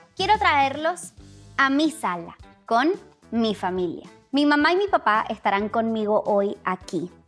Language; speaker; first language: Spanish; early bilingual, heritage; Spanish